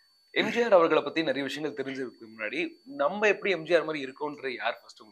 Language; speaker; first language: Tamil; native; Tamil